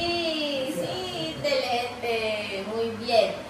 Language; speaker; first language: Spanish; non-native, learner; Filipino